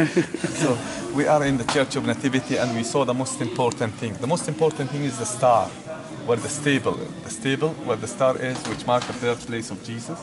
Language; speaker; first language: English; non-native, fluent; Arabic